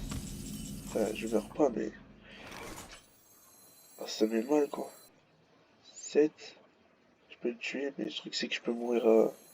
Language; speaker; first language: French; native; French